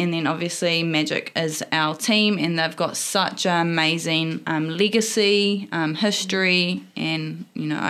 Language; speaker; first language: English; native; English